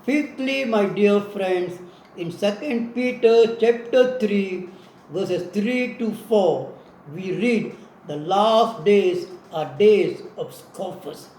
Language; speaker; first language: English; non-native, local second language; Tamil